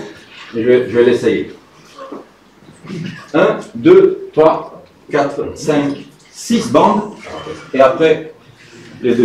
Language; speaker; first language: French; non-native, fluent; Swedish